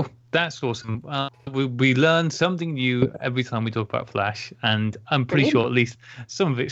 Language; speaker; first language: English; native; English